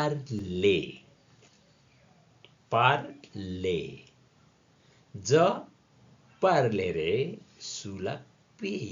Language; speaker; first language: French; non-native, learner; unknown